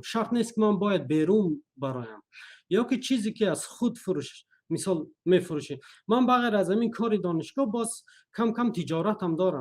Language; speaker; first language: Persian; non-native, local second language; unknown